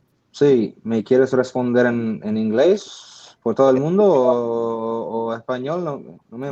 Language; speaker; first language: Spanish; non-native, fluent; English